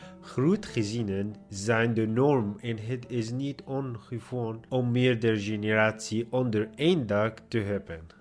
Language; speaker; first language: Dutch; non-native, learner; Arabic